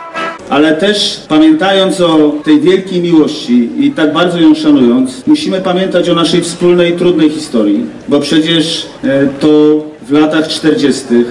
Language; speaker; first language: Polish; native; Polish